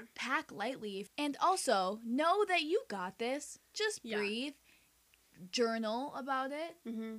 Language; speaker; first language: English; early bilingual, other home language; Spanish